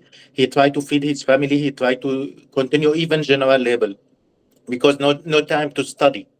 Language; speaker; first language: English; non-native, learner; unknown